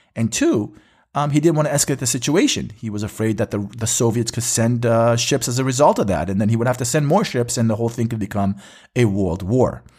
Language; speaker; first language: English; early bilingual, other home language; Hebrew